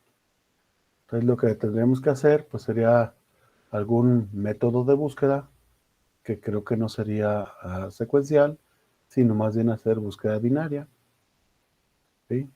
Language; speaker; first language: Spanish; native; Spanish